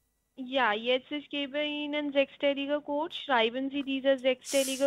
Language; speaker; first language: German; non-native, learner; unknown